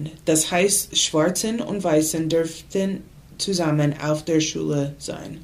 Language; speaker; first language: German; non-native, learner; English